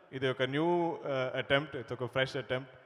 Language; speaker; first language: Telugu; non-native, learner; Malayalam